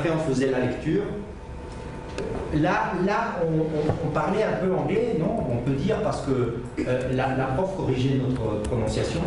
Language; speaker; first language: French; native; French